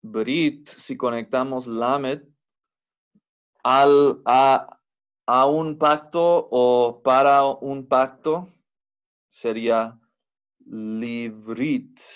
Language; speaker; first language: Spanish; non-native, fluent; English